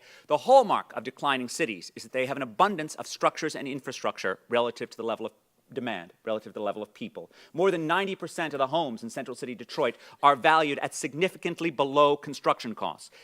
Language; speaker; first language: English; native; English